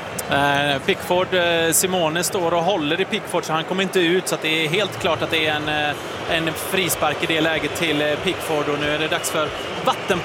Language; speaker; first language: Swedish; native; Swedish